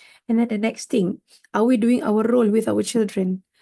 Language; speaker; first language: English; non-native, local second language; Malay